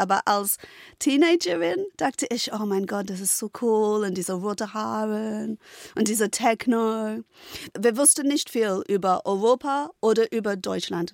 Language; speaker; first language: German; non-native, fluent; English